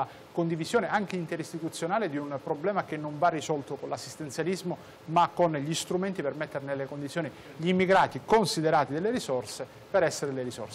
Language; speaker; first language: Italian; native; Italian